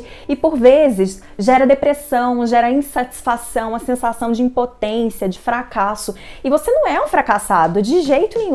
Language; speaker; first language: Portuguese; native; Portuguese